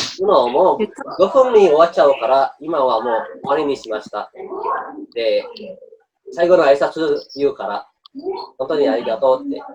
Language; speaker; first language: Japanese; non-native, learner; Indonesian